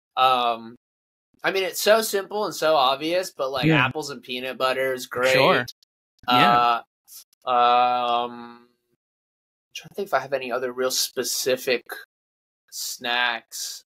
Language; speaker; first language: English; native; English